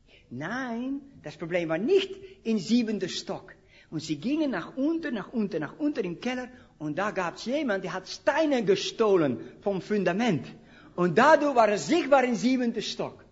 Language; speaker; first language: German; non-native, fluent; Dutch